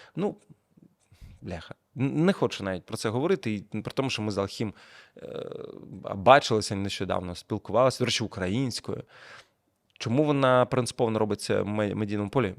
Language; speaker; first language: Ukrainian; non-native, local second language; Russian